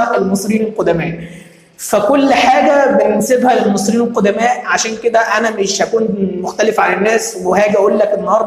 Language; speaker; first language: Arabic; native; Arabic